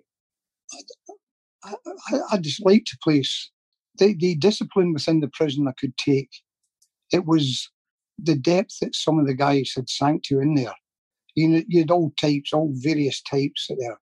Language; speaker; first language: English; native; English